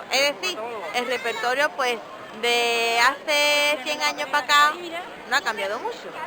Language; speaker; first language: Spanish; native; Spanish